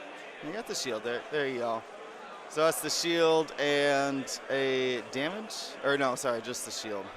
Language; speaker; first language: English; native; English